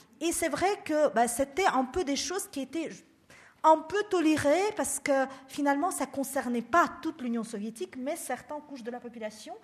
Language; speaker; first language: French; non-native, fluent; Russian